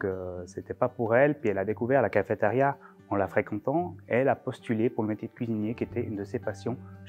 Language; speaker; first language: French; native; French